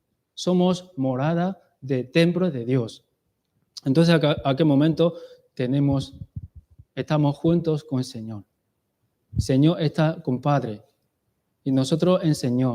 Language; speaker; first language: Spanish; non-native, learner; Chinese